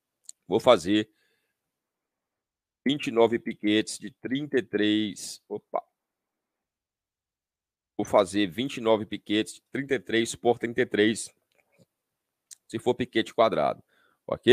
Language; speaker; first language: Portuguese; native; Portuguese